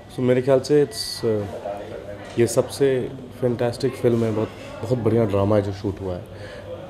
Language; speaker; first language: Hindi; native; Hindi